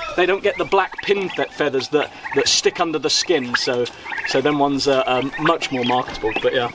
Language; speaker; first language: English; native; English